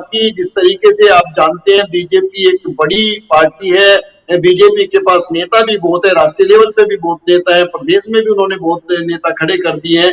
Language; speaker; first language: Hindi; native; Hindi